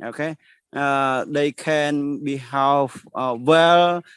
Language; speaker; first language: English; non-native, learner; Khmer